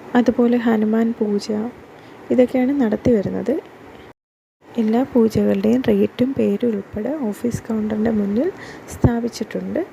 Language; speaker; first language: Malayalam; native; Malayalam